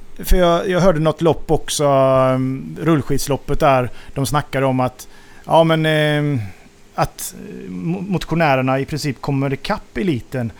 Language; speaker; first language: Swedish; native; Swedish